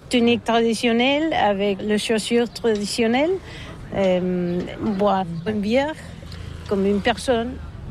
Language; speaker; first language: French; non-native, learner; Catalan